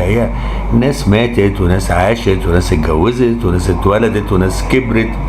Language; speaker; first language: Arabic; native; Arabic